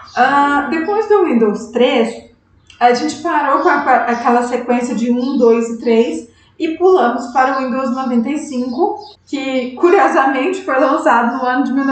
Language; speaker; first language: Portuguese; native; Portuguese